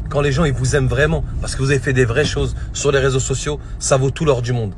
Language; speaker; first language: French; native; French